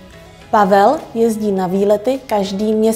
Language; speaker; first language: Czech; early bilingual, other home language; Vietnamese